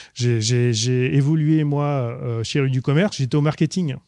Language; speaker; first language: French; native; French